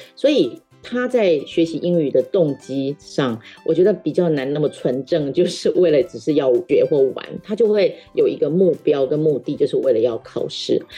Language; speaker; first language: Chinese; non-native, local second language; Min Nan Chinese